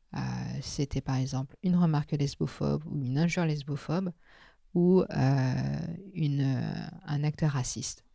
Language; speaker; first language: French; non-native, local second language; Min Nan Chinese